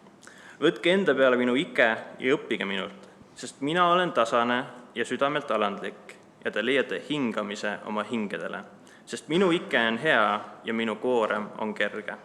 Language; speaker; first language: Estonian; native; Estonian